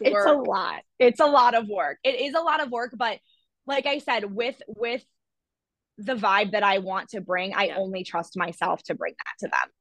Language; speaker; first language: English; native; English